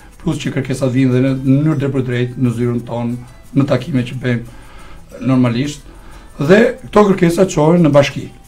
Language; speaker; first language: Albanian; native; Albanian